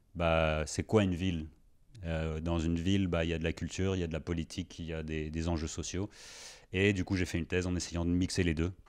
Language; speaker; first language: French; early bilingual, other home language; Greek